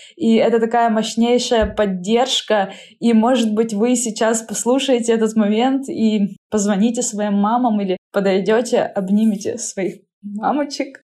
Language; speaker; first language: Russian; native; Russian